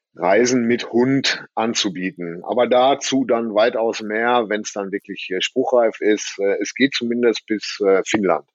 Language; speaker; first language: German; native; German